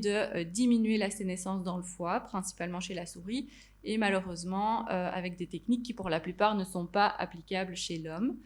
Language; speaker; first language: French; native; French